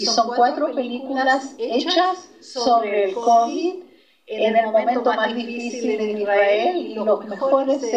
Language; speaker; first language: Spanish; non-native, fluent; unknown